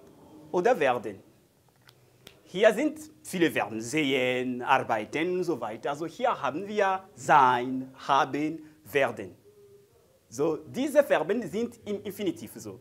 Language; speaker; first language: German; non-native, learner; French